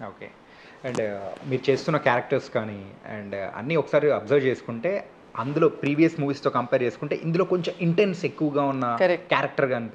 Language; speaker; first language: Telugu; native; Telugu